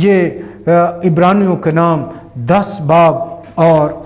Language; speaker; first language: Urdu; non-native, local second language; Punjabi